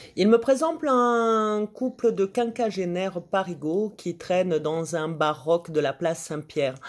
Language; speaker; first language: French; native; French